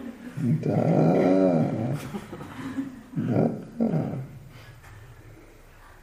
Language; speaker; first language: Russian; non-native, learner; English